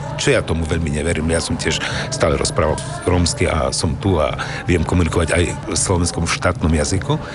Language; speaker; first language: Slovak; non-native, local second language; Romany